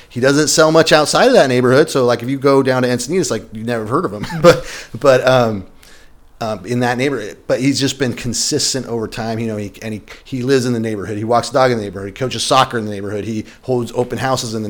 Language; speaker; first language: English; native; English